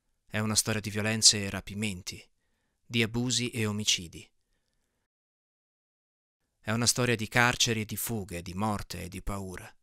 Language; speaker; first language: Italian; native; Italian